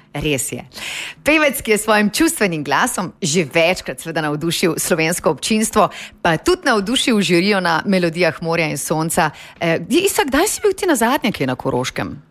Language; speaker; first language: Slovenian; native; Slovenian